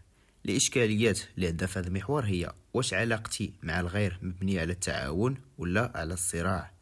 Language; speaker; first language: Arabic; native; Arabic